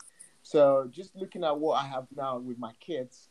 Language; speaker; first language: English; non-native, local second language; Yoruba